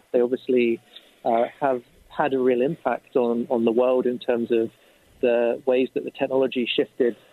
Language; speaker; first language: English; native; English